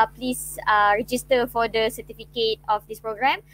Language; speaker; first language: English; non-native, local second language; Malay